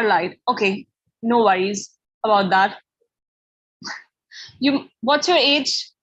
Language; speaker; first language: English; non-native, local second language; Hindi